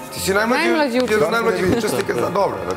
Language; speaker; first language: Serbian; native; Serbian